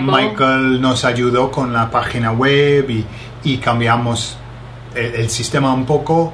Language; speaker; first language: Spanish; non-native, fluent; English